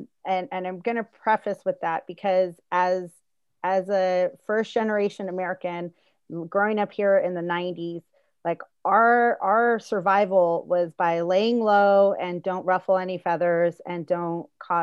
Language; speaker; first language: English; early bilingual, other home language; Spanish